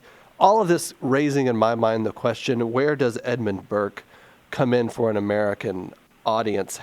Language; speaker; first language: English; native; English